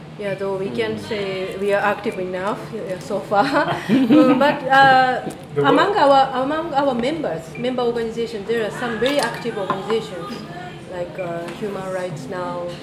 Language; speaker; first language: English; non-native, fluent; Japanese